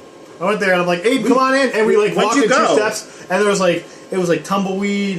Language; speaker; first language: English; native; English